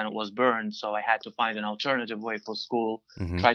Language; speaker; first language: English; non-native, fluent; Arabic